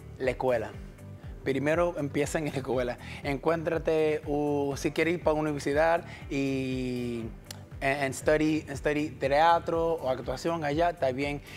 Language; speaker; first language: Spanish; early bilingual, heritage; Spanish